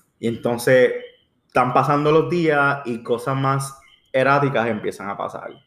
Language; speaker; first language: Spanish; early bilingual, heritage; Spanish